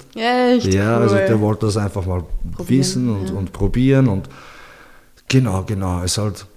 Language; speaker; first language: German; early bilingual, other home language; Bosnian